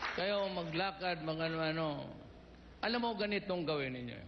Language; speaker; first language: Filipino; non-native, local second language; Cebuano